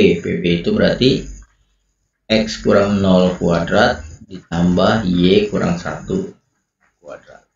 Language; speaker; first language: Indonesian; native; Indonesian